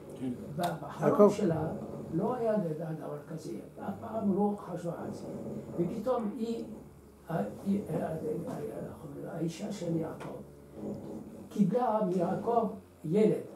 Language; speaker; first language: Hebrew; non-native, fluent; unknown